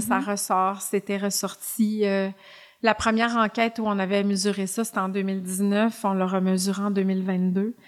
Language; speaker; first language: French; native; French